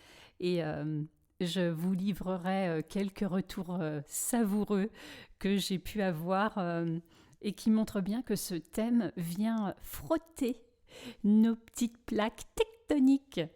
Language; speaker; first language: French; native; French